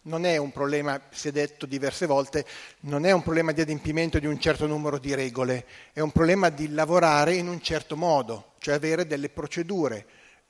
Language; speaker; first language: Italian; native; Italian